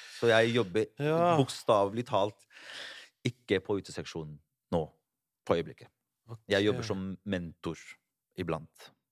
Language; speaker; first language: Norwegian; early bilingual, other home language; Spanish